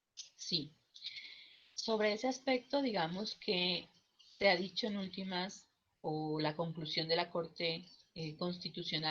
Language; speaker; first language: Spanish; native; Spanish